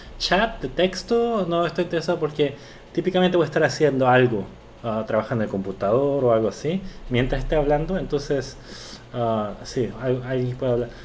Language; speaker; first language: Spanish; early bilingual, other home language; Korean